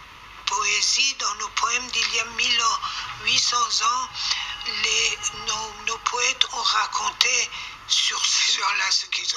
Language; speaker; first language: French; non-native, fluent; Persian